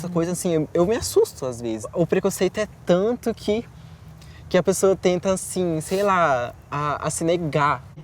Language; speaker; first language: Portuguese; non-native, local second language; Guarani